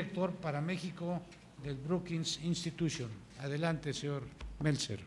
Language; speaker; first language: Spanish; native; Spanish